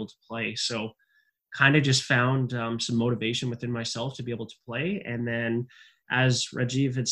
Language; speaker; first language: English; native; English